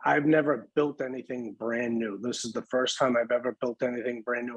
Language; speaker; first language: English; native; English